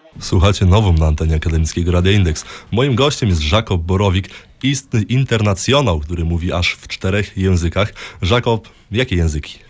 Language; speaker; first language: Polish; native; Polish